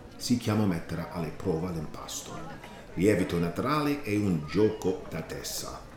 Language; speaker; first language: Italian; non-native, learner; English